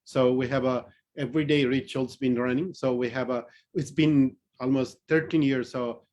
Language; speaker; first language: English; non-native, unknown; Newari